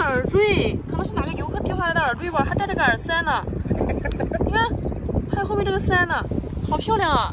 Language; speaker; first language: Chinese; native; Chinese